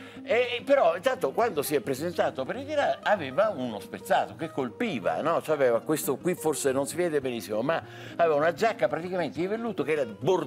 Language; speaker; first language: Italian; native; Italian